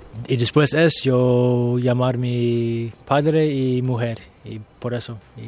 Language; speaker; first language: Spanish; non-native, learner; English